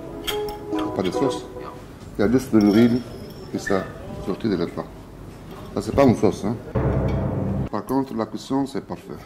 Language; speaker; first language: French; non-native, learner; Italian